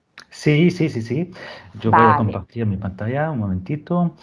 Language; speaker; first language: Spanish; non-native, fluent; French